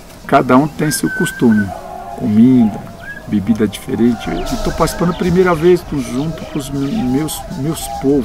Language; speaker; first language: Portuguese; non-native, local second language; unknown